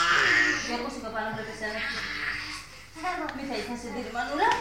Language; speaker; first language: Greek; native; Greek